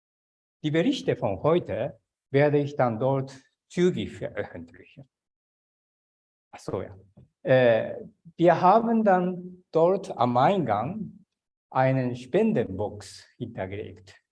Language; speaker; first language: German; non-native, fluent; Japanese